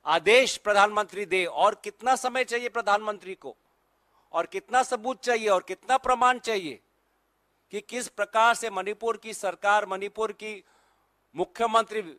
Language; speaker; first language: Hindi; non-native, local second language; Assamese